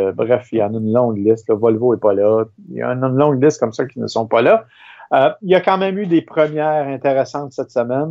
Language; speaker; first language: French; native; French